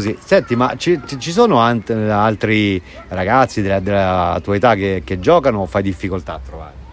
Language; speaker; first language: Italian; native; Italian